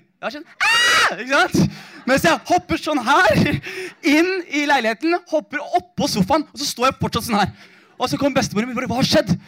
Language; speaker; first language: Norwegian; early bilingual, other home language; Somali